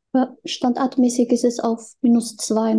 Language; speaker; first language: German; non-native, fluent; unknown